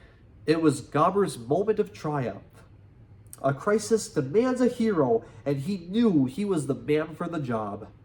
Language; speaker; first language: English; native; English